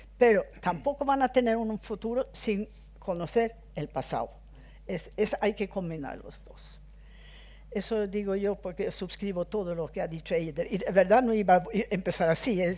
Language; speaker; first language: Spanish; non-native, fluent; Swedish